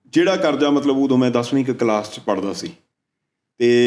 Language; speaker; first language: Punjabi; native; Punjabi